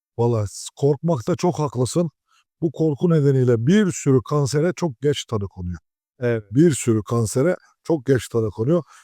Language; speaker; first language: Turkish; native; Turkish